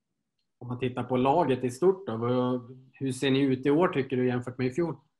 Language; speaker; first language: Swedish; native; Swedish